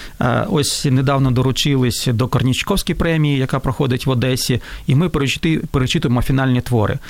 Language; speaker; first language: Ukrainian; non-native, local second language; Russian